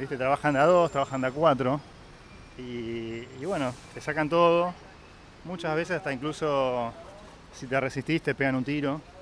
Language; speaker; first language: Spanish; native; Spanish